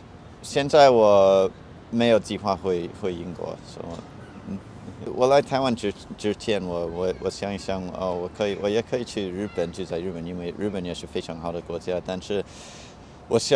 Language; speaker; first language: Chinese; non-native, learner; English